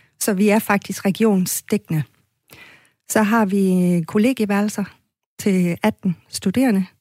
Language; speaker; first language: Danish; native; Danish